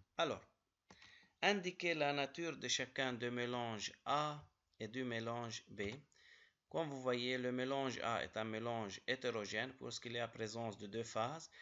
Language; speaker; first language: French; non-native, local second language; Arabic